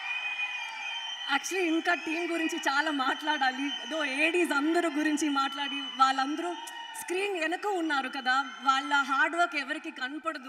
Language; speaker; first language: Telugu; non-native, fluent; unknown